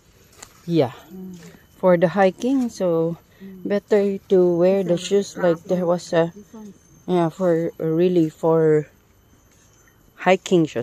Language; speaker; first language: English; non-native, learner; Filipino